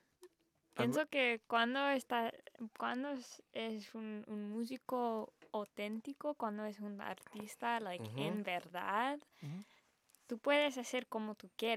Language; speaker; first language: Spanish; early bilingual, heritage; Spanish